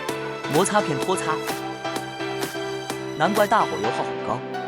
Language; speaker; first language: Chinese; native; Chinese